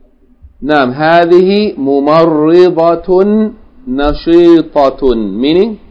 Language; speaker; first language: Arabic; non-native, fluent; English